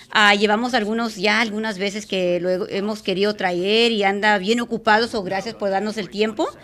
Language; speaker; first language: Spanish; native; Spanish